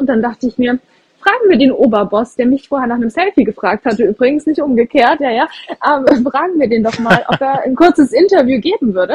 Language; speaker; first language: German; native; German